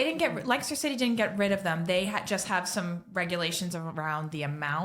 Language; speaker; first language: English; native; English